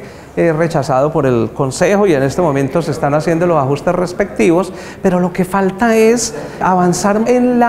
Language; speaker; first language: Spanish; native; Spanish